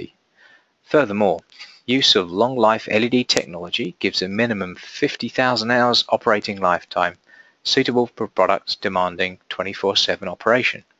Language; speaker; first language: English; native; English